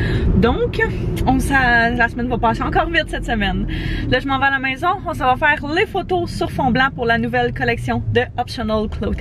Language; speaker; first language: French; native; French